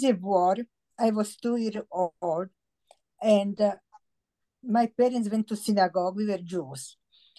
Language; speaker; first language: English; non-native, fluent; Slovak